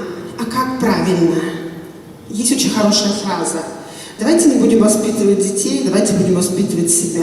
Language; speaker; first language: Russian; native; Russian